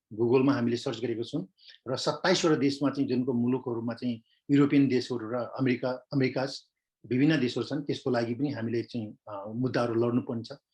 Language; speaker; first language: Nepali; non-native, local second language; Sherpa